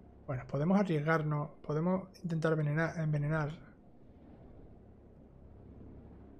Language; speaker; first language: Spanish; native; Spanish